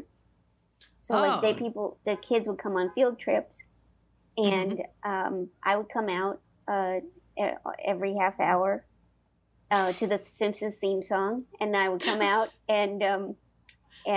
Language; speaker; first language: English; native; English